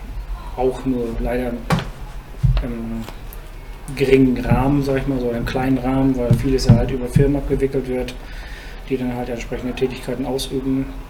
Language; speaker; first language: German; native; German